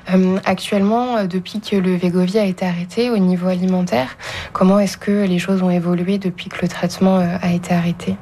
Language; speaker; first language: French; native; French